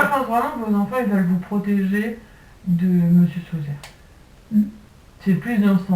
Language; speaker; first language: French; native; French